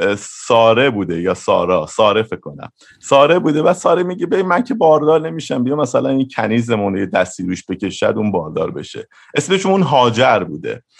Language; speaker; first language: Persian; native; Persian